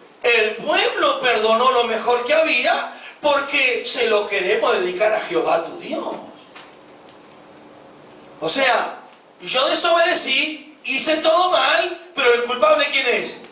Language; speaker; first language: Spanish; native; Spanish